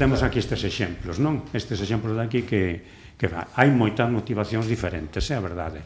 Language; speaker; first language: Galician; native; Galician